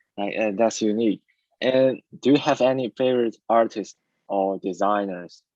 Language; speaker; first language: English; non-native, learner; Chinese